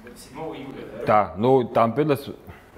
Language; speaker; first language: Russian; native; Russian